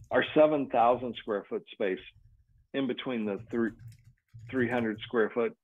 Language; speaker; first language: English; native; English